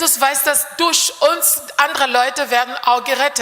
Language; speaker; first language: German; non-native, fluent; French